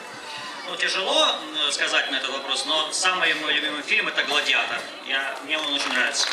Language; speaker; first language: Russian; native; Russian